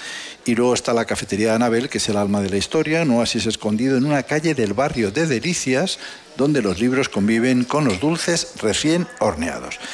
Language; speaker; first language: Spanish; native; Spanish